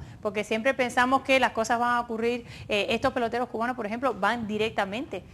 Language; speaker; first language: Spanish; early bilingual, other home language; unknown